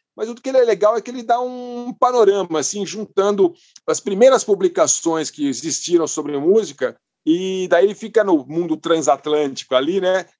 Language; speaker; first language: Portuguese; non-native, fluent; English